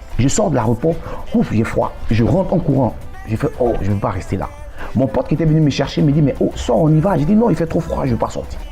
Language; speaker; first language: French; native; French